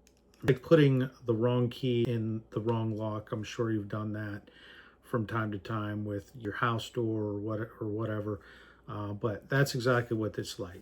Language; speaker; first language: English; native; English